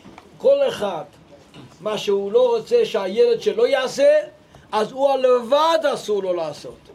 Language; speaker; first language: Hebrew; non-native, local second language; Yiddish